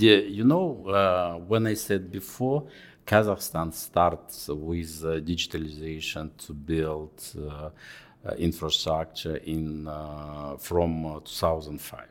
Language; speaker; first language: English; non-native, fluent; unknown